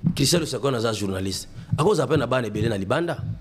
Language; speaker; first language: French; non-native, local second language; Lingala